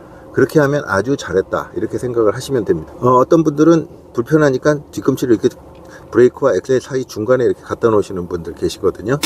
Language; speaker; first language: Korean; native; Korean